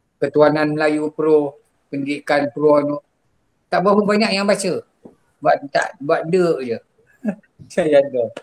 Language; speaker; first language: Malay; non-native, local second language; Javanese